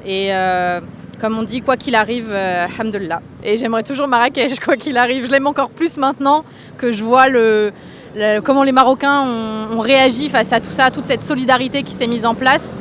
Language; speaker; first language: French; native; French